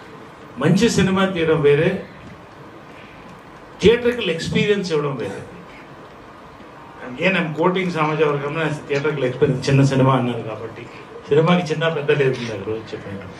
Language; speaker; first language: Telugu; native; Telugu